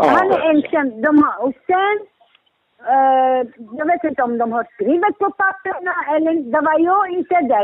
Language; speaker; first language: Swedish; non-native, learner; Syriac